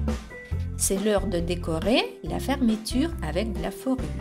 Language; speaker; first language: French; non-native, fluent; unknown